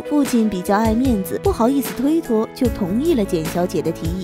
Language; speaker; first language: Chinese; native; Chinese